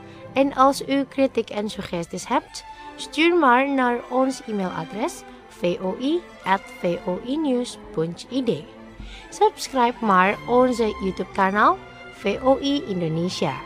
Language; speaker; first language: Dutch; non-native, local second language; Indonesian